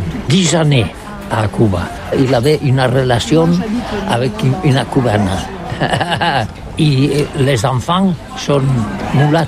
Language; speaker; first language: French; non-native, learner; Catalan